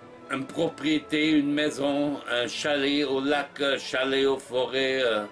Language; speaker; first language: French; non-native, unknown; German